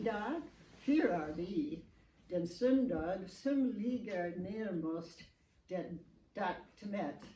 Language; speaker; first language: Swedish; non-native, learner; English